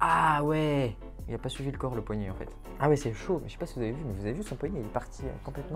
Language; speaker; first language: French; native; French